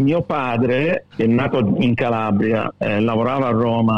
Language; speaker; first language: Italian; early bilingual, heritage; Italian